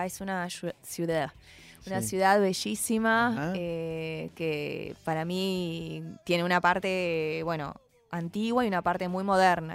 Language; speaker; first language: Spanish; early bilingual, other home language; Chinese